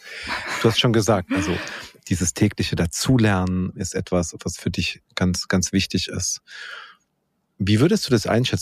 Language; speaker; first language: German; native; German